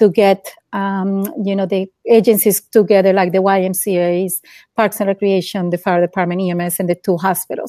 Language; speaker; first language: English; non-native, fluent; Spanish